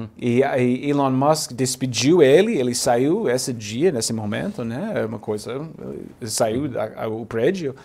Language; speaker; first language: Portuguese; non-native, fluent; English